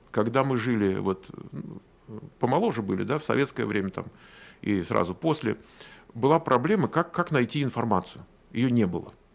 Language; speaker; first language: Russian; native; Russian